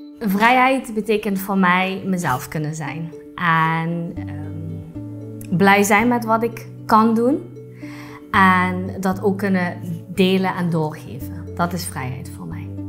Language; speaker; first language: Dutch; early bilingual, other home language; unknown